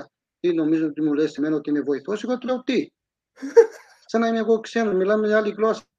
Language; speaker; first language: Greek; non-native, fluent; Portuguese